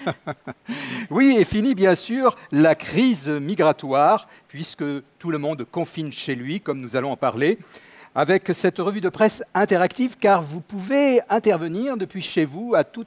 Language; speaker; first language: French; native; French